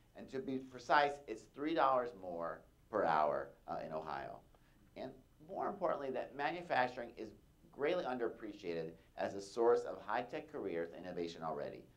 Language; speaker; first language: English; native; English